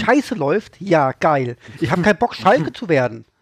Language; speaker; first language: German; native; German